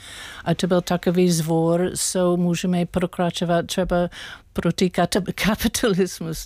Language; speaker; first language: Czech; non-native, learner; English